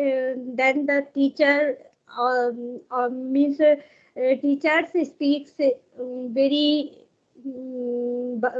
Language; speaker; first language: English; non-native, learner; Hindi